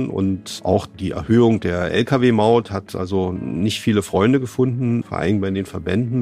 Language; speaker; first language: German; native; German